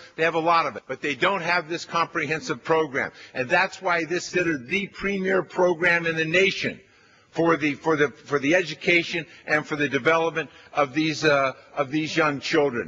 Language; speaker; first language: English; native; English